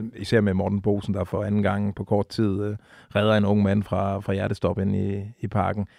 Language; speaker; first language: Danish; native; Danish